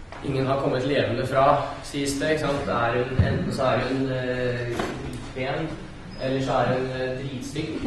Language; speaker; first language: Norwegian; early bilingual, other home language; Russian